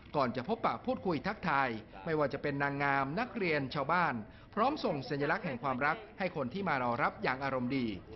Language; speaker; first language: Thai; native; Thai